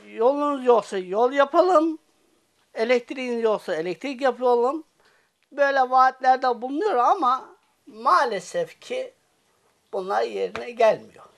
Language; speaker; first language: Turkish; native; Turkish